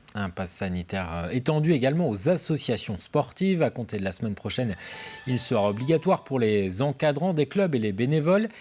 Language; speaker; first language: French; native; French